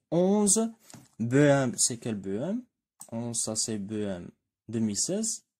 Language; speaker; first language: French; non-native, local second language; Arabic